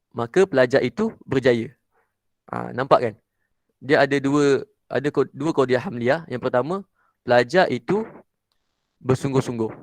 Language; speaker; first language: Malay; native; Malay